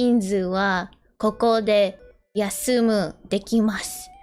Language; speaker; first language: Japanese; non-native, learner; English